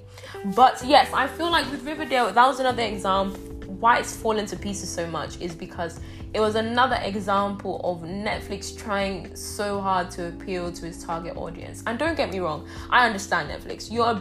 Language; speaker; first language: English; non-native, local second language; Yoruba